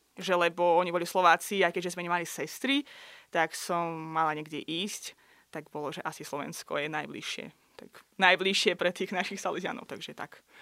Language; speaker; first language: Slovak; non-native, fluent; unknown